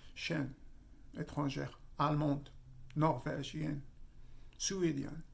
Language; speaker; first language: French; non-native, local second language; Arabic